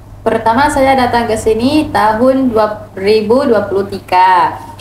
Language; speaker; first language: Indonesian; non-native, learner; Thai